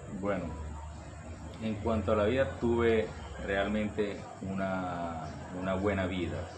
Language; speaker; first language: Spanish; native; Spanish